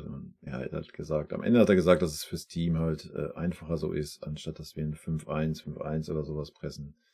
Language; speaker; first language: German; native; German